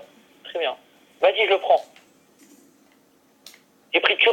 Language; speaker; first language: French; native; French